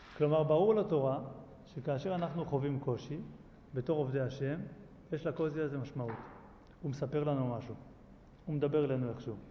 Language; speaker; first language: Hebrew; native; Hebrew